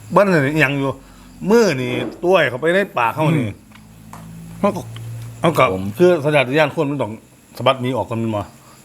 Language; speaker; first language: Thai; native; Thai